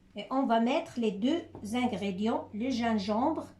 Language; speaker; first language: French; non-native, local second language; Arabic